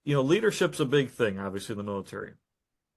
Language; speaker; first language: English; native; English